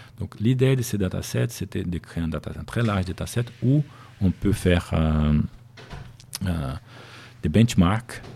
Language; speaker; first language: French; non-native, fluent; Portuguese